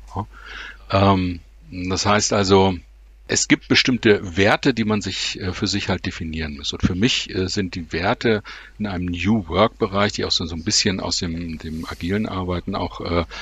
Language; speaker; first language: German; native; German